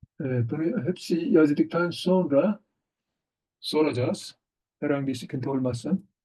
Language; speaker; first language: Turkish; non-native, fluent; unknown